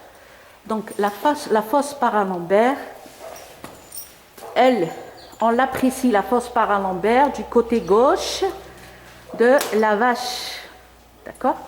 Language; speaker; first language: French; non-native, local second language; Arabic